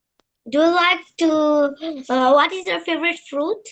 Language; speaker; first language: English; non-native, learner; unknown